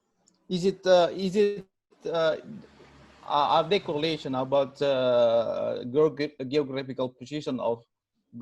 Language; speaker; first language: English; non-native, learner; Indonesian